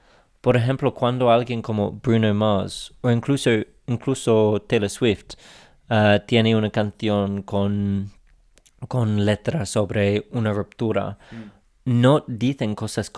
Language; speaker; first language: Spanish; non-native, fluent; English